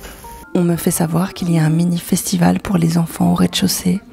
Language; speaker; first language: French; native; French